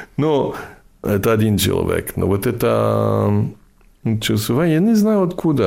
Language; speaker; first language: Russian; non-native, fluent; English